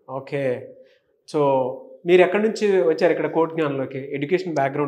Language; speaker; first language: Telugu; native; Telugu